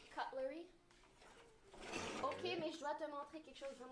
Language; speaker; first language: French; non-native, fluent; English